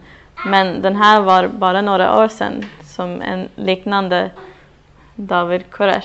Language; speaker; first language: Swedish; non-native, fluent; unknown